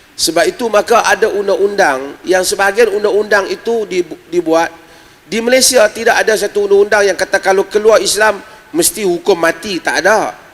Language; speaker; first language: Malay; native; Malay